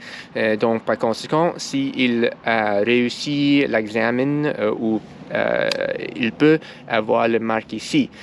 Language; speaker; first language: French; non-native, learner; English